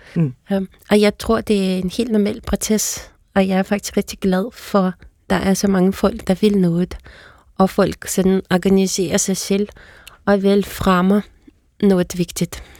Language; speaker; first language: Danish; non-native, fluent; Russian